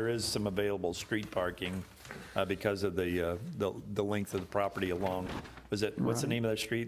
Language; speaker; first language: English; native; English